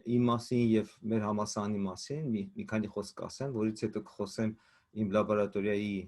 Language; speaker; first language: Armenian; native; Armenian